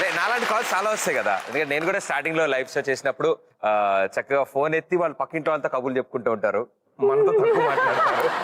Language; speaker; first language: Telugu; native; Telugu